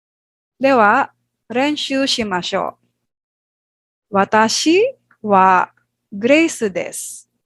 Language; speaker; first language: Japanese; non-native, fluent; Filipino